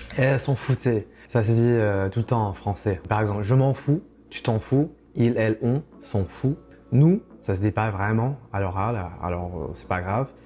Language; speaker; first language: French; non-native, fluent; English